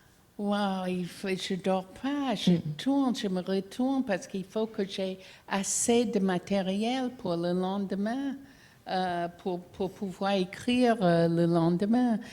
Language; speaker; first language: French; non-native, fluent; English